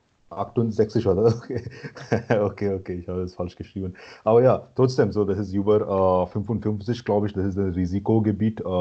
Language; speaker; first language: German; non-native, fluent; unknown